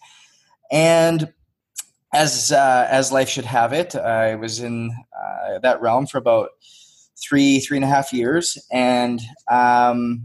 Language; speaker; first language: English; native; English